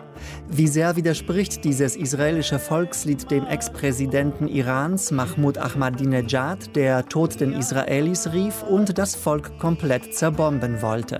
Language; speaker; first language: German; native; German